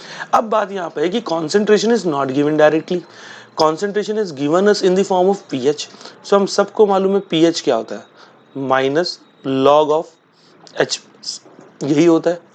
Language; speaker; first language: Hindi; native; Hindi